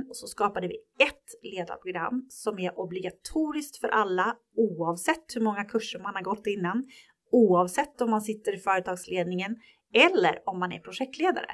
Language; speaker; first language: Swedish; native; Swedish